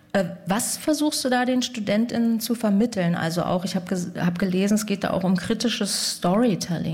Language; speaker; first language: German; native; German